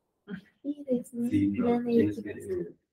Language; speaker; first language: Japanese; non-native, learner; Spanish